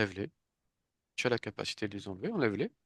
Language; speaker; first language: French; native; French